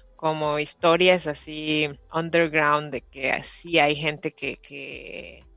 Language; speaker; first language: Spanish; native; Spanish